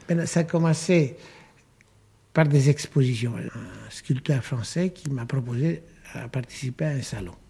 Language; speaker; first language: French; non-native, fluent; Greek